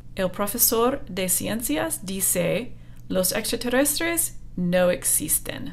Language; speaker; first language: Spanish; non-native, fluent; English